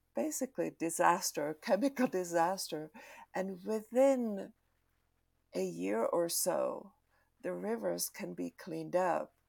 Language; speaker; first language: English; non-native, fluent; Czech